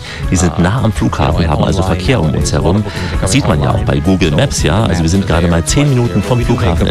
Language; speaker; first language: German; native; German